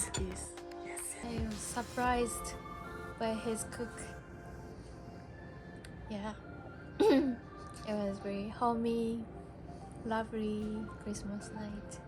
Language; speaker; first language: English; non-native, learner; Japanese